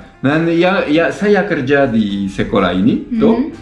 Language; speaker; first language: Indonesian; non-native, learner; French